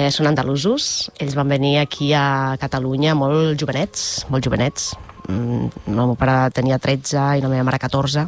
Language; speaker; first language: Catalan; non-native, local second language; Spanish